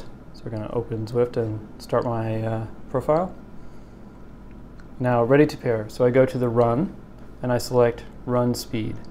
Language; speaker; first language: English; native; English